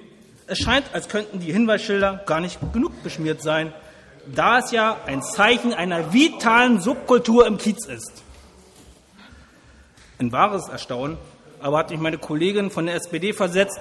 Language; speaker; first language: German; native; German